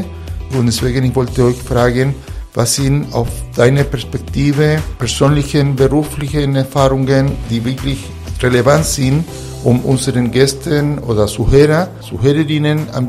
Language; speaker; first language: German; non-native, fluent; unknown